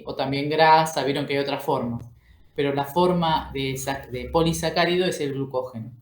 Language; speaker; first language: Spanish; native; Spanish